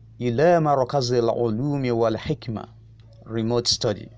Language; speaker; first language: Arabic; non-native, fluent; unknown